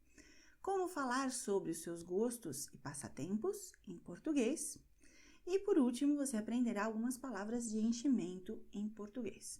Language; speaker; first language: Portuguese; non-native, fluent; Spanish